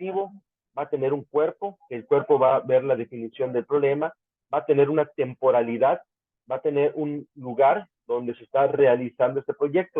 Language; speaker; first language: Spanish; native; Spanish